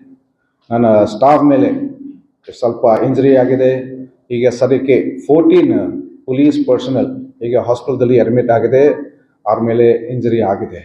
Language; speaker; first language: Kannada; non-native, fluent; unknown